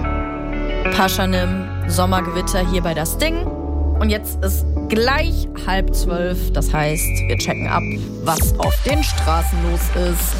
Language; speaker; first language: German; native; German